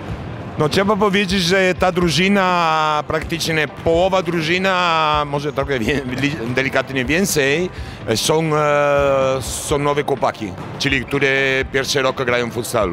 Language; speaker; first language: Polish; non-native, learner; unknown